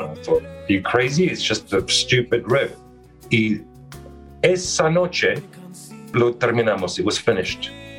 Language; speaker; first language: English; early bilingual, other home language; Spanish